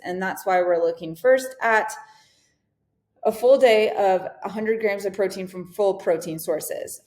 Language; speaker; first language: English; native; English